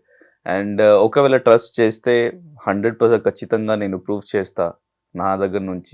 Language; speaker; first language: Telugu; non-native, learner; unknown